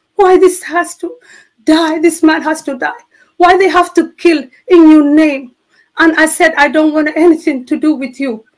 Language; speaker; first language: English; non-native, fluent; Somali